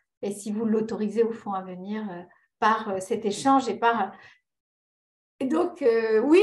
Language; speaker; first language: French; early bilingual, other home language; Spanish